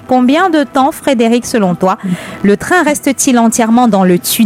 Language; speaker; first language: French; native; French